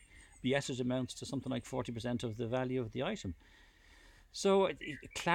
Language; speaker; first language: English; native; English